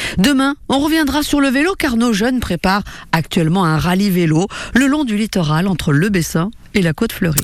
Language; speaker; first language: French; native; French